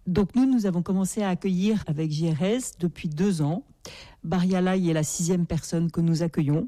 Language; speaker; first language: French; native; French